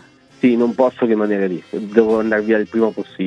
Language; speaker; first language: Italian; native; Italian